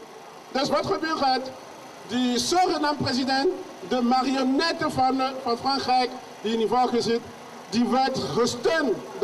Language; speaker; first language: Dutch; non-native, learner; French